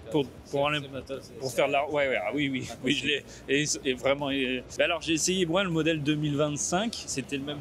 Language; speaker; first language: French; native; French